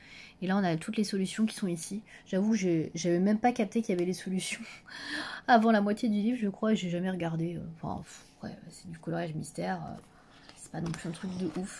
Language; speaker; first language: French; native; French